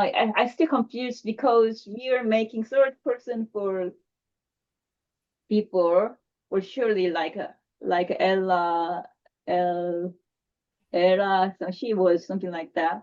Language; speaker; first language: English; non-native, learner; Korean